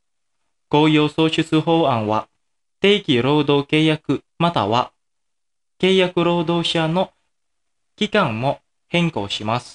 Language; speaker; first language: Japanese; non-native, fluent; Indonesian